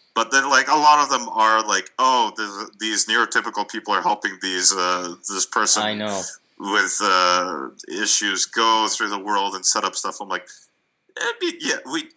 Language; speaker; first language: English; non-native, fluent; Russian